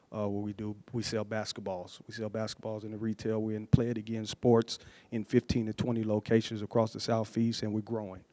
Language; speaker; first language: English; native; English